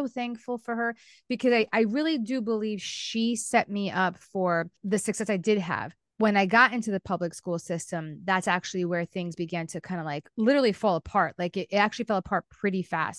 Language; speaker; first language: English; native; English